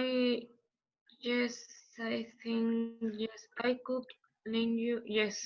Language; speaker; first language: English; non-native, learner; Spanish